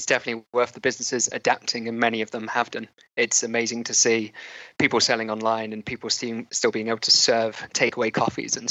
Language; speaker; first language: English; native; English